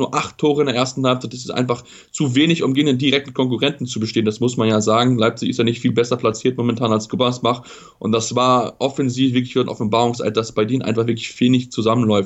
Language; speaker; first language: German; native; German